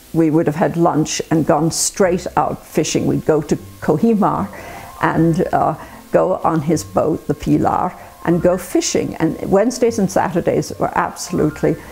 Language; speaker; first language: English; native; English